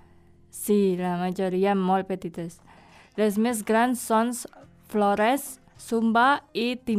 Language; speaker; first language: Catalan; non-native, learner; Indonesian